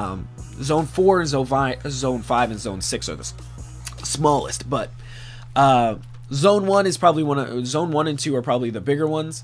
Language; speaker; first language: English; native; English